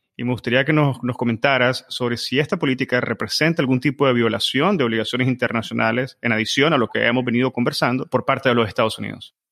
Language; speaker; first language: Spanish; native; Spanish